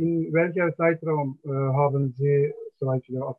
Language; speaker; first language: German; non-native, learner; Turkish